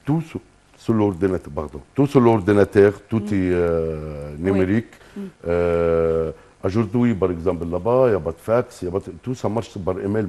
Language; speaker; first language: French; non-native, fluent; Arabic